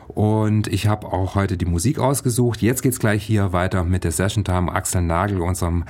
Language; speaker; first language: German; native; German